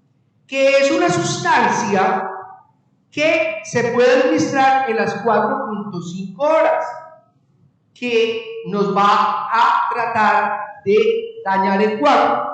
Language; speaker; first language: Spanish; native; Spanish